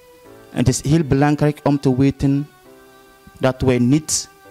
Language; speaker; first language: Dutch; non-native, fluent; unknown